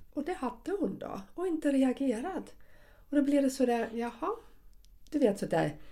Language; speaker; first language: Swedish; non-native, fluent; German